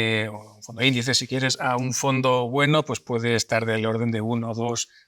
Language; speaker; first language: Spanish; native; Spanish